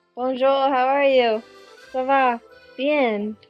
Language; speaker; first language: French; non-native, learner; English